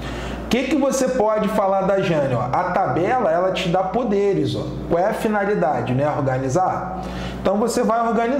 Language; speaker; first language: Portuguese; native; Portuguese